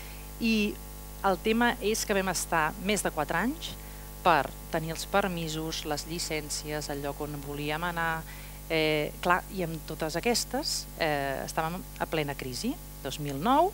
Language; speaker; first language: Catalan; native; Catalan